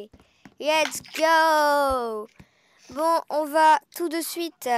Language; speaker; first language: French; native; French